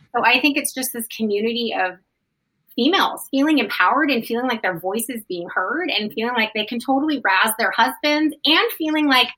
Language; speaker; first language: English; native; English